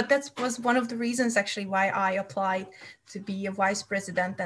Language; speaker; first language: English; non-native, fluent; Hungarian